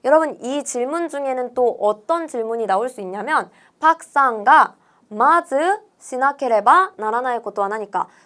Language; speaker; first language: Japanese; non-native, fluent; Korean